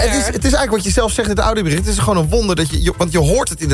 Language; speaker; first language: Dutch; native; Dutch